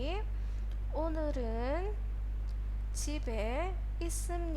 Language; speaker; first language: Korean; non-native, fluent; Indonesian